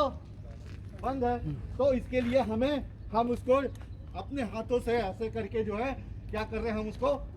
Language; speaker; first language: Hindi; native; Hindi